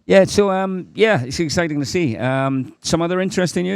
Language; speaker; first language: English; native; English